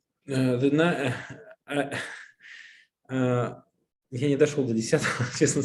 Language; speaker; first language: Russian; native; Russian